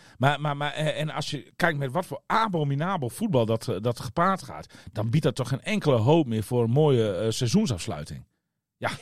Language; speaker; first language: Dutch; native; Dutch